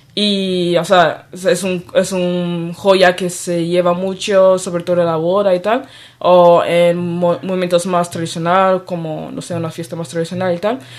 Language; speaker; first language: Spanish; early bilingual, other home language; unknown